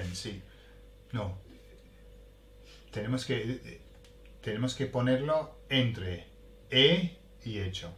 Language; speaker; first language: Spanish; non-native, fluent; English